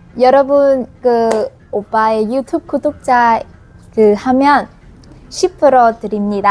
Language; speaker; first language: Korean; non-native, learner; Vietnamese